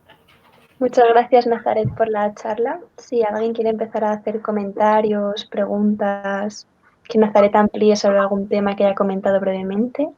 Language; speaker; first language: Spanish; native; Spanish